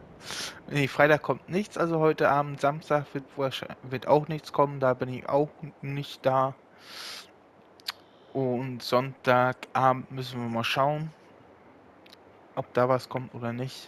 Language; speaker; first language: German; native; German